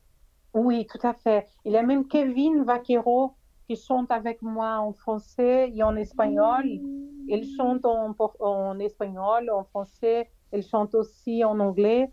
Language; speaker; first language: French; non-native, fluent; Portuguese